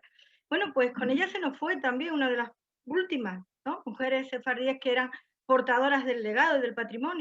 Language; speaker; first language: Spanish; native; Spanish